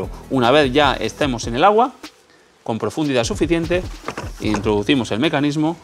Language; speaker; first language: Spanish; native; Spanish